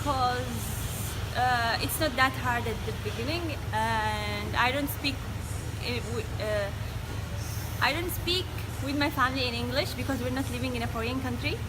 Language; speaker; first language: English; non-native, fluent; Arabic